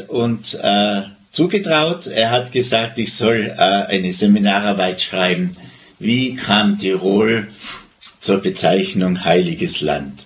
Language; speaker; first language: German; native; German